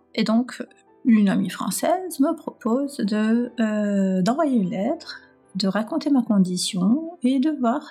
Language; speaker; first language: French; non-native, local second language; Arabic